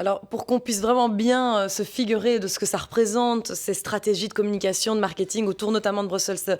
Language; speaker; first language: French; native; French